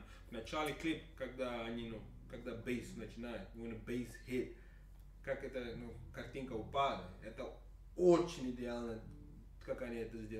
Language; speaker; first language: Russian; non-native, learner; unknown